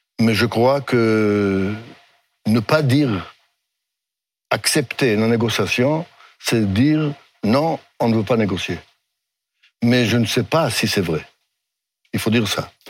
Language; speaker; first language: French; non-native, fluent; Hebrew